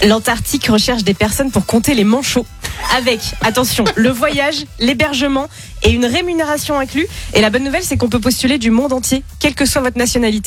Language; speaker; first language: French; native; French